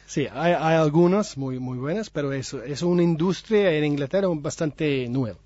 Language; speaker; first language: Spanish; non-native, learner; English